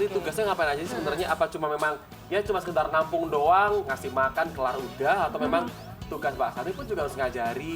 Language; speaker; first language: Indonesian; native; Indonesian